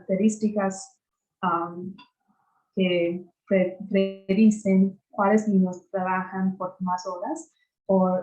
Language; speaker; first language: Spanish; non-native, fluent; English